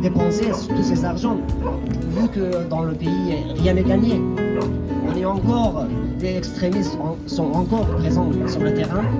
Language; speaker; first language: French; non-native, fluent; Persian